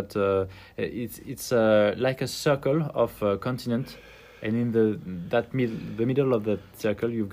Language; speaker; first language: English; non-native, fluent; French